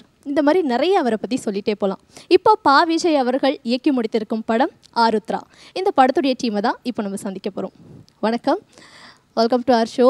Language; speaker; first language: Tamil; native; Tamil